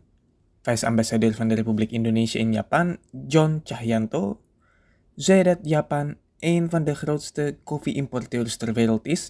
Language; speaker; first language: Dutch; non-native, fluent; Indonesian